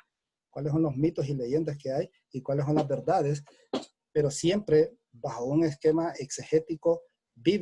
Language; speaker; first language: Spanish; native; Spanish